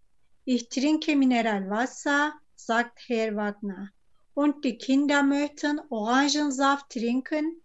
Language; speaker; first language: German; non-native, fluent; Turkish